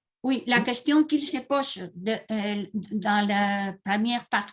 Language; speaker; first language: French; non-native, learner; Spanish